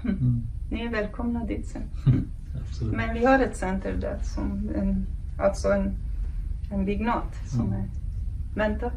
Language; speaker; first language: Swedish; non-native, fluent; Kurdish